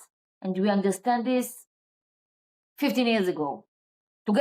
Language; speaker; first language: English; non-native, learner; Hebrew